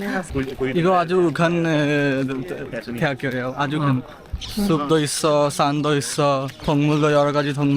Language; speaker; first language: Korean; non-native, learner; Hindi